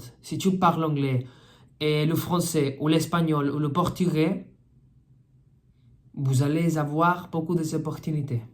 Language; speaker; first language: French; non-native, fluent; Spanish